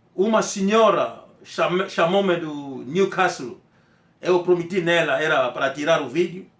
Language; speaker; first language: Portuguese; non-native, local second language; Kongo